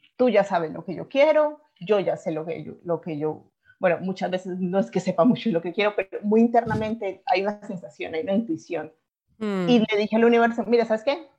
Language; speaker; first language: Spanish; native; Spanish